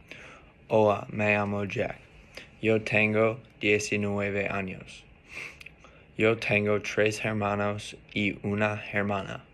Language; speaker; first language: Spanish; non-native, learner; English